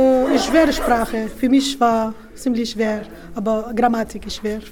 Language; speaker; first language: German; non-native, learner; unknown